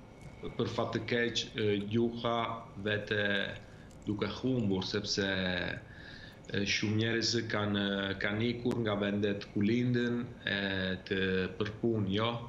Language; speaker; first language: Albanian; early bilingual, heritage; Albanian